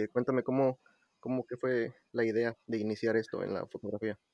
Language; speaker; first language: Spanish; native; Spanish